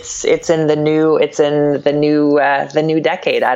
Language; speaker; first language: English; non-native, fluent; French